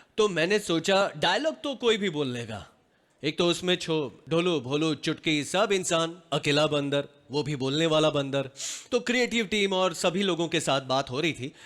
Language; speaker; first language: Hindi; non-native, local second language; Gujarati